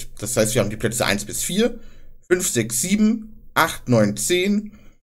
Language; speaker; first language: German; native; German